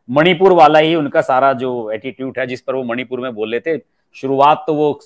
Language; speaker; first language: Hindi; native; Hindi